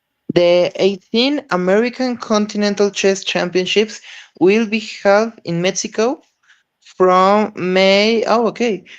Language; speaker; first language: English; non-native, learner; Spanish